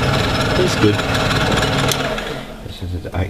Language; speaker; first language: English; non-native, learner; Russian